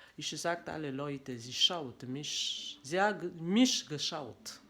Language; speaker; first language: German; non-native, learner; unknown